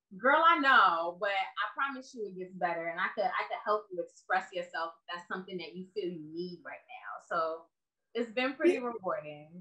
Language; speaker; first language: English; native; English